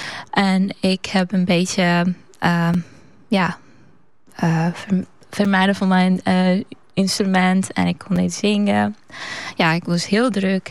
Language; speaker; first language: Dutch; non-native, learner; Persian